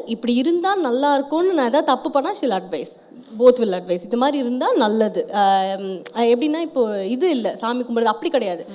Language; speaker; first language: Tamil; native; Tamil